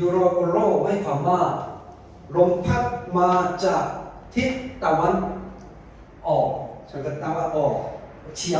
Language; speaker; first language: Thai; non-native, fluent; Korean